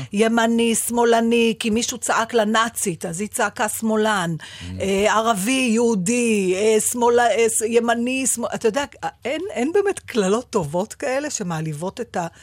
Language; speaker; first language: Hebrew; native; Hebrew